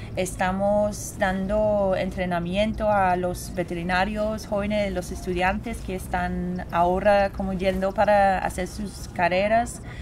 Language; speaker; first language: Spanish; non-native, fluent; English